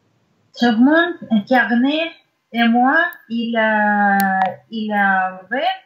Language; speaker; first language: French; non-native, learner; Russian